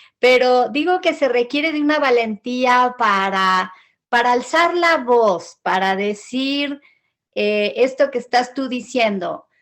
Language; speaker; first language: Spanish; native; Spanish